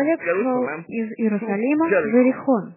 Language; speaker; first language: Russian; native; Russian